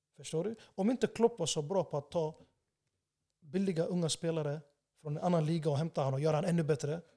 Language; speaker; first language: Swedish; early bilingual, other home language; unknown